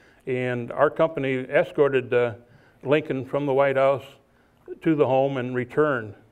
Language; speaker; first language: English; native; English